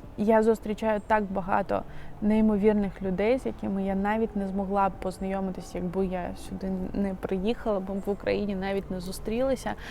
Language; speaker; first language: Ukrainian; non-native, local second language; Russian